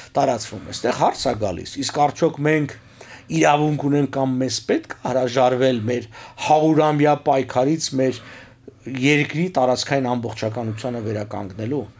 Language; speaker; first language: Armenian; native; Armenian